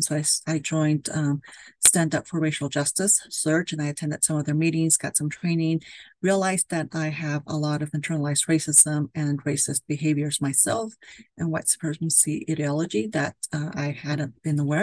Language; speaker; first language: English; early bilingual, other home language; Spanish